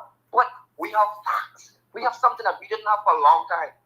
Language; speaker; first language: English; native; English